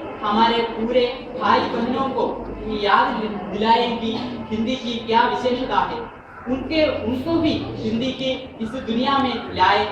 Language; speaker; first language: Hindi; non-native, local second language; Malayalam